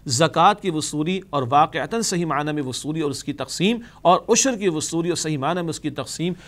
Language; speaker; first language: Urdu; native; Urdu